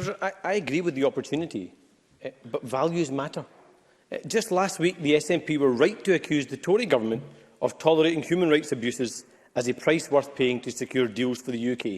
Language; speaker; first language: English; native; English